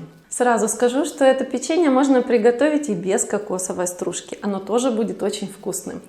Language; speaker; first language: Russian; native; Russian